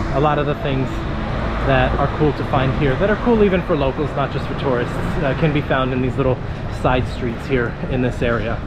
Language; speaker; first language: English; early bilingual, other home language; Greek